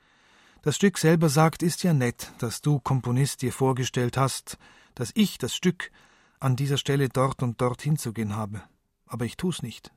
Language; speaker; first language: German; native; German